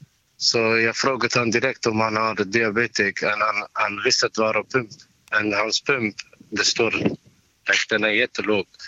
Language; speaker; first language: Swedish; non-native, learner; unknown